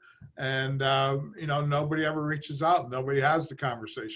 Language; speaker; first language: English; native; English